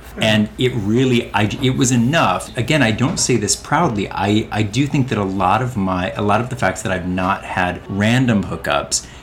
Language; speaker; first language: English; native; English